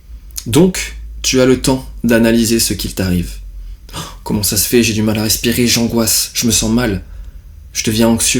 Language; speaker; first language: French; native; French